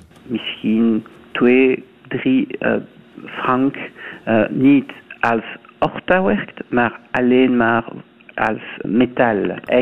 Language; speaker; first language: Dutch; non-native, local second language; French